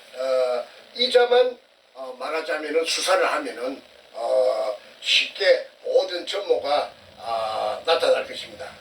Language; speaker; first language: Korean; native; Korean